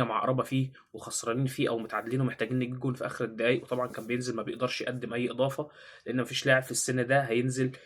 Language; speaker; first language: Arabic; native; Arabic